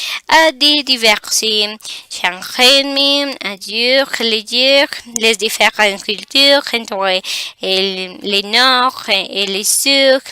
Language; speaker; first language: French; non-native, learner; Spanish